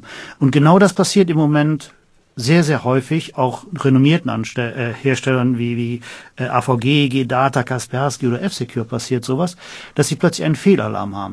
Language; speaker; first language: German; native; German